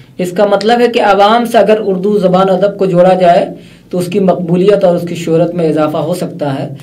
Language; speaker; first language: Urdu; native; Urdu